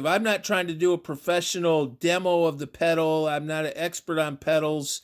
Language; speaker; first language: English; native; English